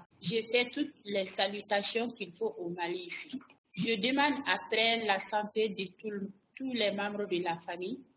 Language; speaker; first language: French; non-native, local second language; Bambara